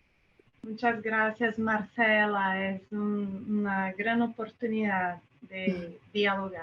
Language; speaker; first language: Spanish; non-native, fluent; Portuguese